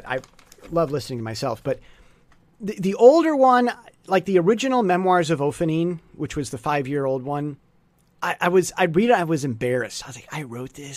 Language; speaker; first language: English; native; English